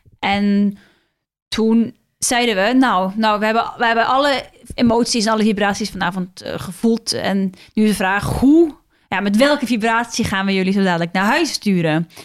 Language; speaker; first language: Dutch; non-native, fluent; Norwegian